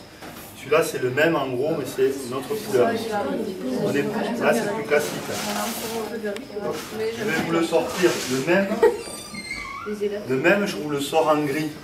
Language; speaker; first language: French; native; French